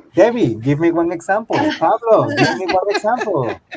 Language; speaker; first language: English; non-native, fluent; Spanish